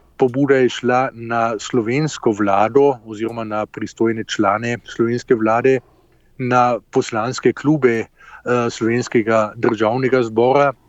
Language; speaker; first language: Slovenian; native; Slovenian